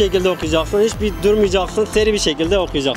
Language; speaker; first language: Turkish; native; Turkish